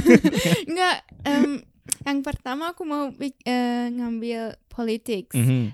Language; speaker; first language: Indonesian; early bilingual, other home language; German